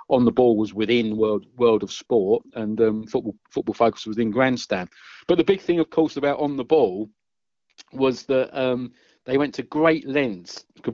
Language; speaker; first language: English; native; English